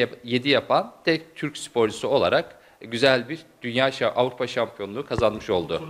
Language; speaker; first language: Turkish; native; Turkish